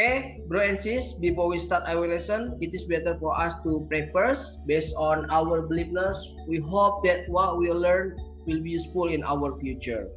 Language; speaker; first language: English; non-native, learner; Indonesian